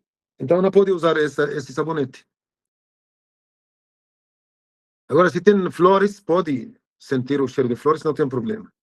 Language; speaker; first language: Portuguese; non-native, fluent; Arabic